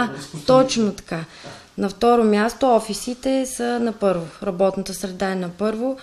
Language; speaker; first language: Bulgarian; native; Bulgarian